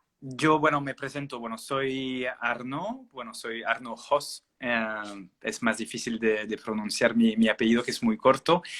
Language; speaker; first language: Spanish; non-native, fluent; French